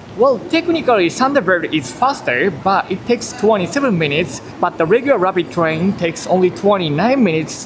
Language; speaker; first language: English; non-native, fluent; Japanese